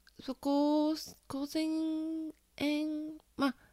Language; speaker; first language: Japanese; non-native, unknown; Chinese